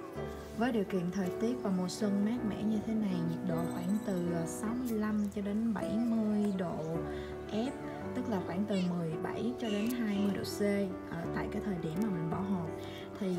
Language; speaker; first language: Vietnamese; native; Vietnamese